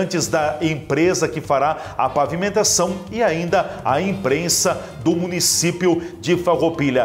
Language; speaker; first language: Portuguese; native; Portuguese